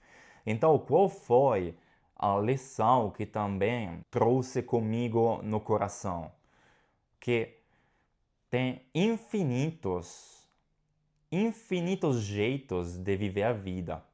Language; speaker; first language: Portuguese; non-native, fluent; Italian